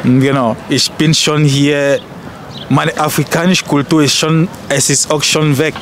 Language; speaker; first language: German; non-native, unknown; French